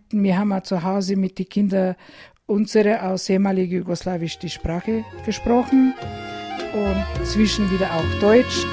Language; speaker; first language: German; non-native, learner; Macedonian